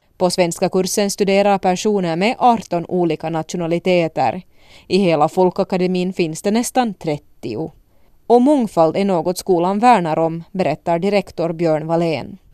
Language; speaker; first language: Swedish; native; Swedish